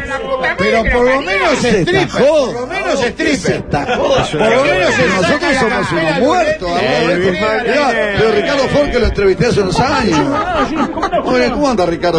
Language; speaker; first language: Spanish; native; Spanish